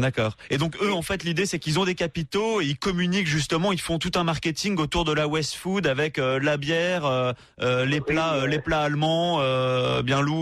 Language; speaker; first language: French; native; French